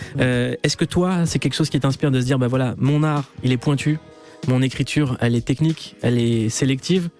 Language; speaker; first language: French; native; French